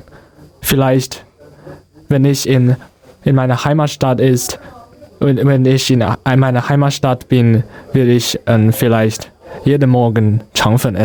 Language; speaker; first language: German; non-native, learner; Chinese